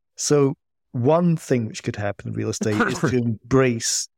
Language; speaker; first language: English; native; English